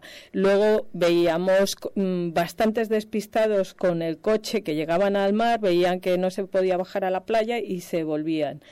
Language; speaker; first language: Spanish; native; Spanish